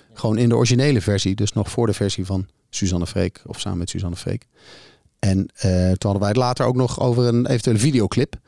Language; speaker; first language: Dutch; native; Dutch